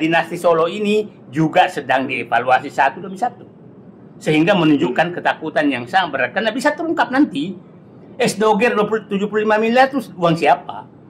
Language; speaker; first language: Indonesian; native; Indonesian